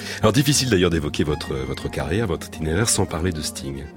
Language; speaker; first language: French; native; French